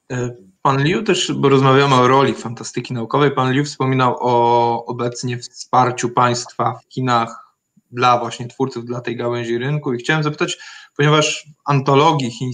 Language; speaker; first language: Polish; native; Polish